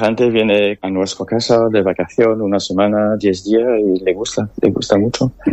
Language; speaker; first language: Spanish; non-native, fluent; French